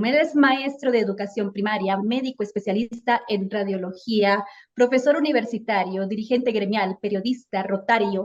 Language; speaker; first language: Spanish; native; Spanish